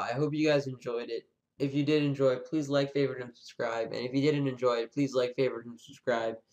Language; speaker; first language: English; native; English